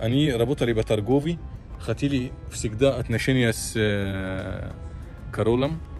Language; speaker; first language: Russian; non-native, local second language; Arabic